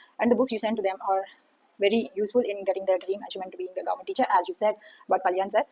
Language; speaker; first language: English; non-native, local second language; Telugu